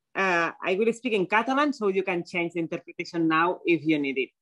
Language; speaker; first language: English; non-native, learner; Catalan